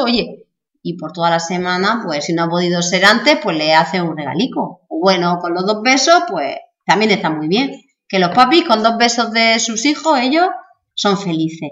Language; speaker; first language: Spanish; native; Spanish